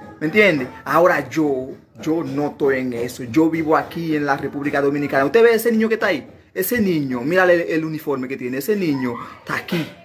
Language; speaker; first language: Spanish; non-native, fluent; Haitian Creole